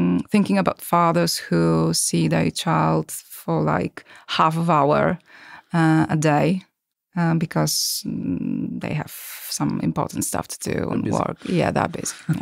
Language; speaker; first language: English; non-native, fluent; Polish